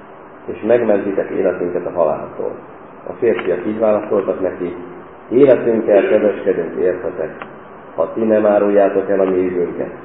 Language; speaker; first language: Hungarian; native; Hungarian